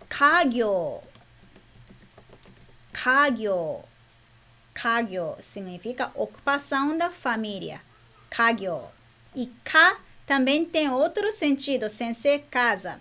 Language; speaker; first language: Portuguese; non-native, fluent; Japanese